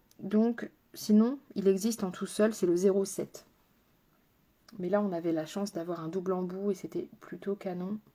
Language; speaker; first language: French; native; French